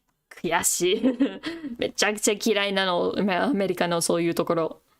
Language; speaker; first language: Japanese; non-native, fluent; English